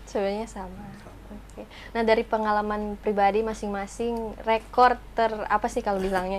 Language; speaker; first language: Indonesian; native; Indonesian